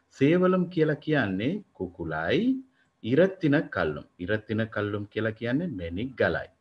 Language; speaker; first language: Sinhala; non-native, local second language; Tamil